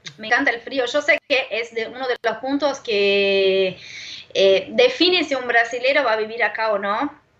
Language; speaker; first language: Spanish; non-native, fluent; Portuguese